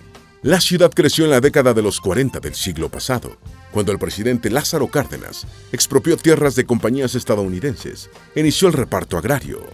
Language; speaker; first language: Spanish; native; Spanish